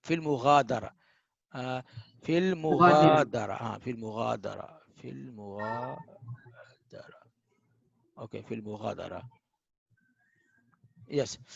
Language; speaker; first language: Arabic; non-native, fluent; Hindi